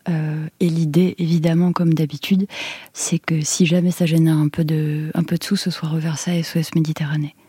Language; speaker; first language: French; native; French